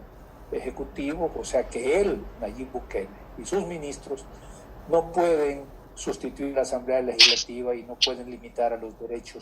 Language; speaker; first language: Spanish; native; Spanish